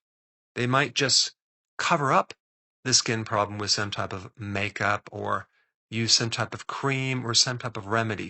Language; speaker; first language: English; native; English